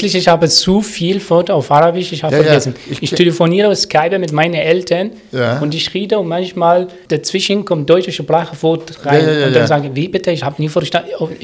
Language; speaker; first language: German; non-native, learner; Arabic